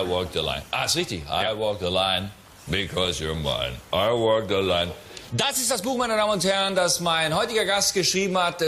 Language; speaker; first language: German; native; German